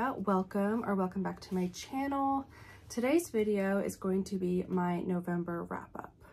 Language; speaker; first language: English; native; English